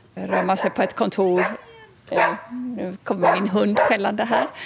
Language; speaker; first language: Swedish; native; Swedish